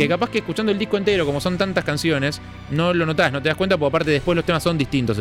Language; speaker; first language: Spanish; native; Spanish